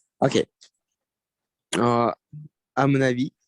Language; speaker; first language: French; non-native, learner; Russian